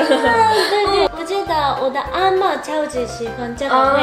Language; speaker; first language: Chinese; non-native, learner; Japanese